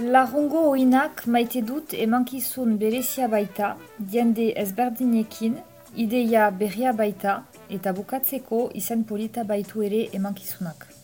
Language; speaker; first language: Basque; non-native, local second language; French